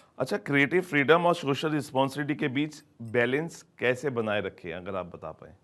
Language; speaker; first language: Hindi; native; Hindi